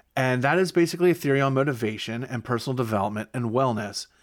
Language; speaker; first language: English; native; English